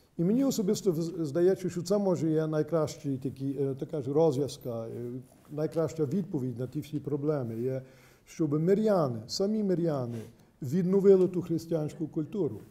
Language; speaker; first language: Ukrainian; early bilingual, heritage; Ukrainian